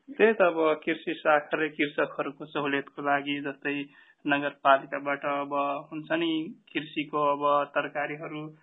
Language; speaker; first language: Nepali; native; Nepali